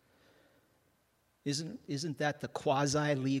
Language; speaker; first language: English; native; English